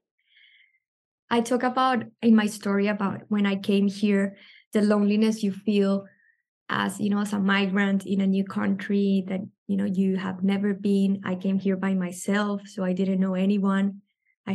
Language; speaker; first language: English; non-native, fluent; Spanish